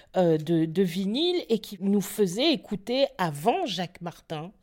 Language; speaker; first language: French; native; French